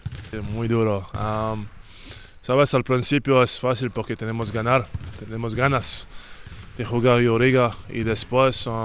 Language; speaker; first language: Spanish; non-native, learner; French